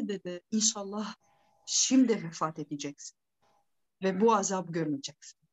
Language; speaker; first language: Turkish; non-native, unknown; Arabic